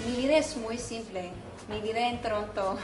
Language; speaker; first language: Spanish; non-native, fluent; Portuguese